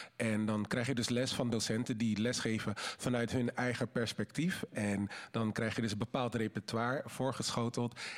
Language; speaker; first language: Dutch; native; Dutch